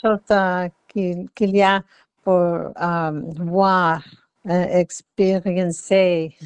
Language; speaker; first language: French; non-native, learner; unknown